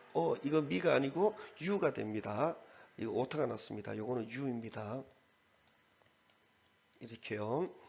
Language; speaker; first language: Korean; native; Korean